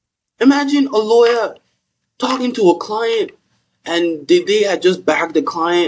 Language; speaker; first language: English; non-native, local second language; Yoruba